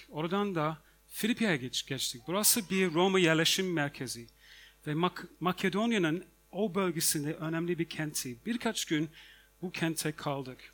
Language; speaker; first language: Turkish; non-native, fluent; English